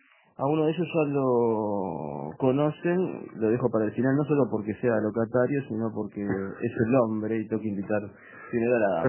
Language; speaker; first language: Spanish; native; Spanish